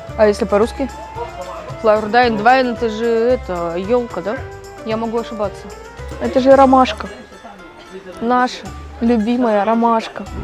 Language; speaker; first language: Russian; native; Russian